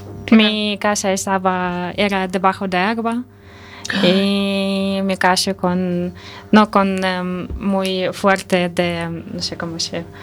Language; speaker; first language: Spanish; non-native, learner; Russian